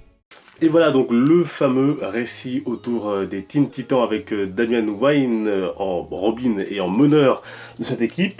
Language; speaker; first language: French; native; French